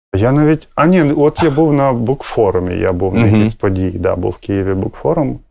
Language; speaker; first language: Ukrainian; native; Ukrainian